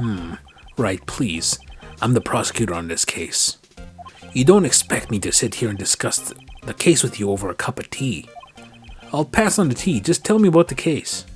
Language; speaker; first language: English; native; English